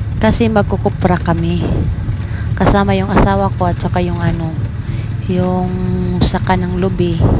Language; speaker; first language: Filipino; non-native, local second language; Cebuano